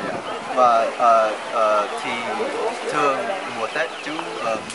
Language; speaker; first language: Vietnamese; early bilingual, heritage; Vietnamese